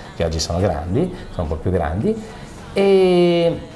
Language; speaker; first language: Italian; native; Italian